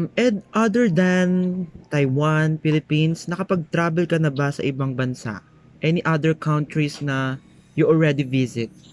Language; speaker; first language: Filipino; native; Filipino